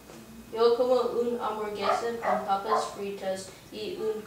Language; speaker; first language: Spanish; non-native, learner; English